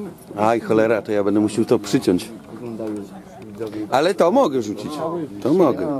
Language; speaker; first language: Polish; native; Polish